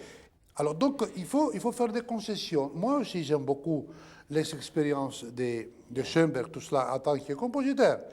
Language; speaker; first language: French; non-native, fluent; Greek